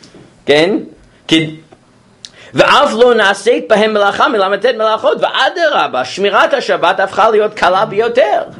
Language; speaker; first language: Hebrew; non-native, fluent; English